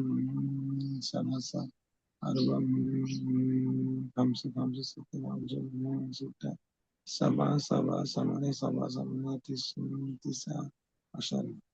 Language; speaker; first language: Arabic; non-native, learner; Bangla